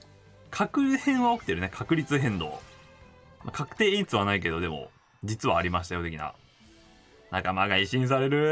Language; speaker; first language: Japanese; native; Japanese